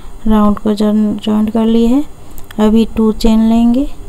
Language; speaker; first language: Hindi; non-native, local second language; Bangla